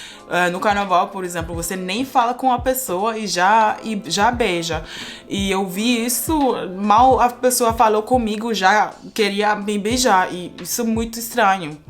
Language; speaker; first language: Portuguese; non-native, fluent; Spanish